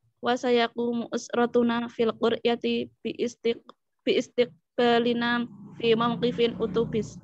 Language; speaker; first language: Arabic; non-native, learner; Indonesian